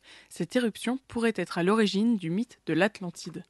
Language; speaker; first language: French; native; French